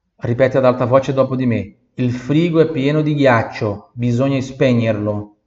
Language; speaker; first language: Italian; non-native, fluent; Portuguese